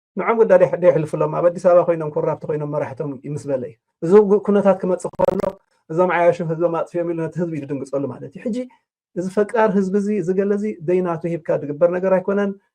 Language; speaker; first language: Tigrinya; native; Tigrinya